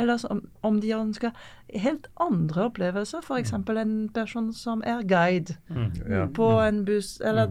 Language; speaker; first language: Norwegian; non-native, fluent; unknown